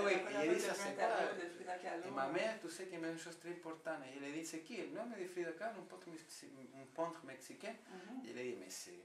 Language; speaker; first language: French; non-native, fluent; Spanish